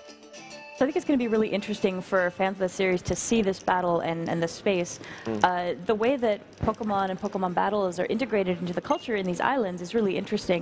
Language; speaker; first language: English; native; English